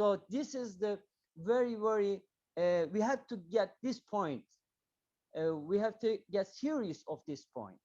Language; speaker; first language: English; non-native, learner; Turkish